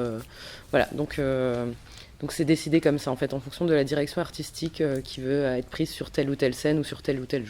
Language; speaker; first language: French; native; French